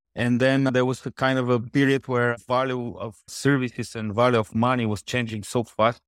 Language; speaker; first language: English; non-native, fluent; Bulgarian